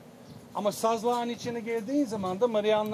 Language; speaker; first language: Turkish; non-native, fluent; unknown